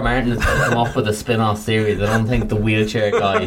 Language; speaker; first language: English; native; English